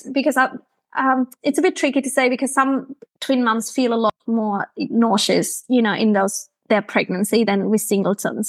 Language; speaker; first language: English; non-native, fluent; German